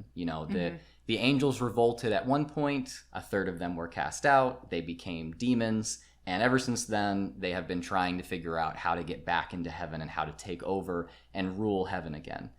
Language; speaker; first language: English; native; English